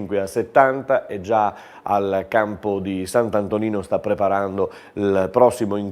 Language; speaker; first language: Italian; native; Italian